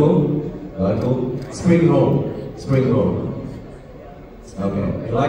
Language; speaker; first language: English; non-native, local second language; Vietnamese